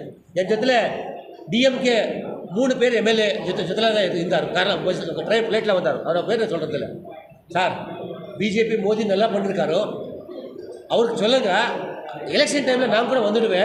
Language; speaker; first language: Tamil; non-native, learner; Kannada